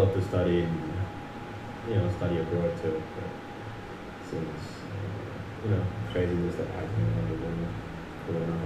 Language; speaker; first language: English; non-native, fluent; Indonesian